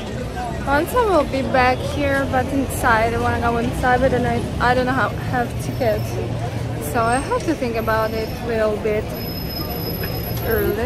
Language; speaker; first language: English; non-native, learner; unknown